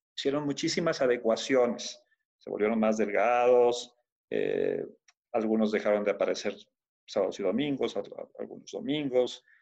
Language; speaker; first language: Spanish; native; Spanish